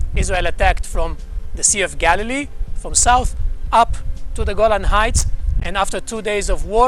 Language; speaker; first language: English; non-native, fluent; Hebrew